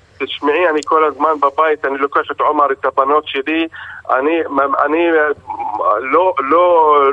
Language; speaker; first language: Hebrew; non-native, local second language; Arabic